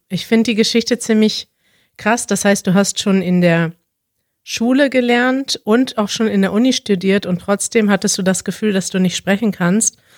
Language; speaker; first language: German; native; German